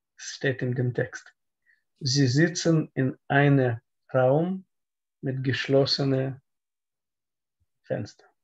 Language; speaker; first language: German; non-native, learner; Russian